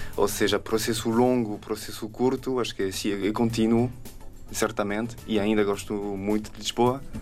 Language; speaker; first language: Portuguese; non-native, fluent; French